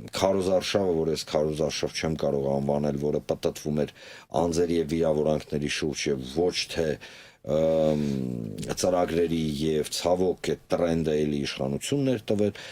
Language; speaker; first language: Armenian; native; Armenian